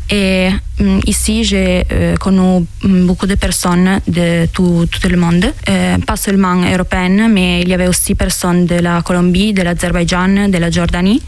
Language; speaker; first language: French; non-native, learner; Italian